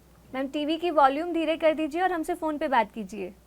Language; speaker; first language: Hindi; native; Hindi